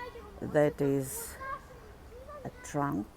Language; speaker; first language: English; non-native, learner; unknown